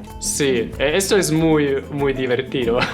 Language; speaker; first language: Spanish; non-native, fluent; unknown